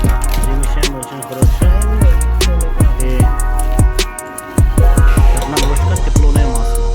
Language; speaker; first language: Russian; non-native, learner; Hindi